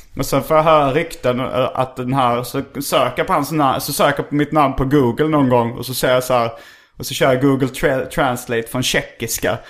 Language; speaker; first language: Swedish; native; Swedish